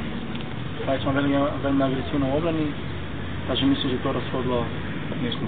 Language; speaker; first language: Slovak; non-native, learner; Croatian